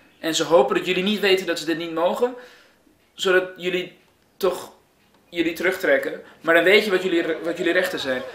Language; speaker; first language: Dutch; early bilingual, other home language; Persian